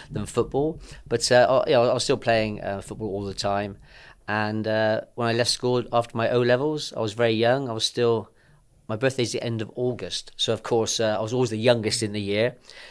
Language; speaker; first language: English; native; English